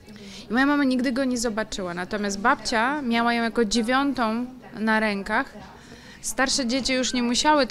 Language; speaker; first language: Polish; non-native, fluent; Ukrainian